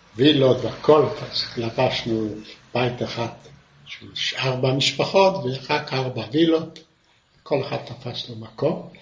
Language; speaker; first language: Hebrew; non-native, fluent; Yiddish